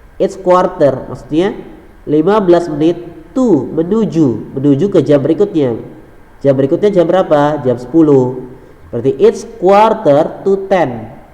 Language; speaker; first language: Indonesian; native; Indonesian